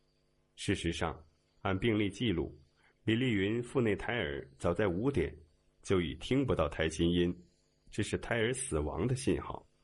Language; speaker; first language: Chinese; native; Chinese